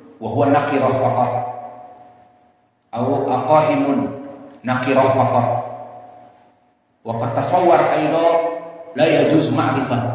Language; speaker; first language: Arabic; non-native, learner; Indonesian